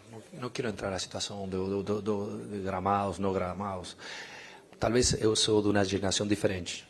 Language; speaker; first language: Portuguese; non-native, fluent; Spanish